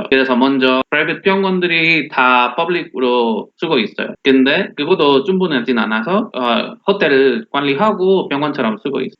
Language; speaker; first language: Korean; non-native, learner; Spanish